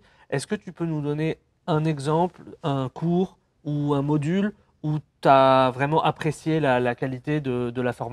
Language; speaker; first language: French; native; French